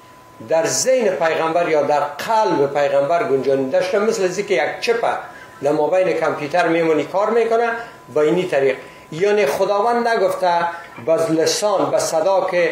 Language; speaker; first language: Persian; native; Persian